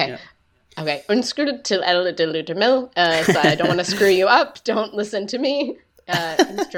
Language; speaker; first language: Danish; non-native, learner; English